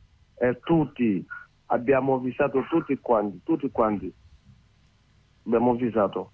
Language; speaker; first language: Italian; non-native, learner; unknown